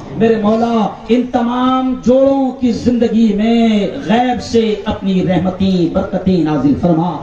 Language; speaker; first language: Urdu; native; Urdu